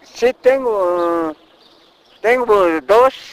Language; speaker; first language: Spanish; non-native, local second language; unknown